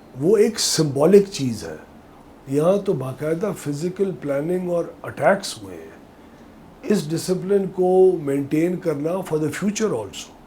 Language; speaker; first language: Urdu; native; Urdu